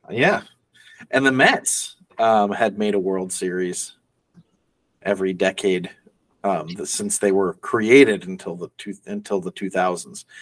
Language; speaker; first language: English; native; English